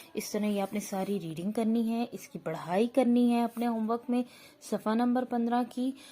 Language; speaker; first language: Urdu; native; Urdu